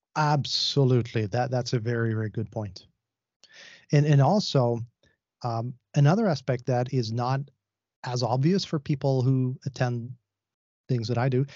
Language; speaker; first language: English; non-native, fluent; Swedish